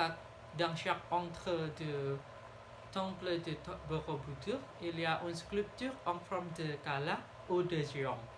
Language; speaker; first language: French; non-native, learner; Indonesian